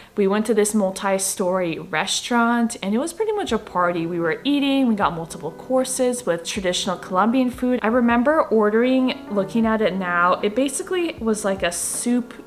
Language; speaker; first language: English; native; English